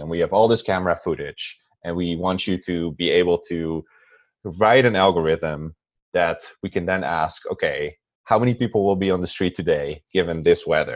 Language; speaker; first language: English; non-native, fluent; Dutch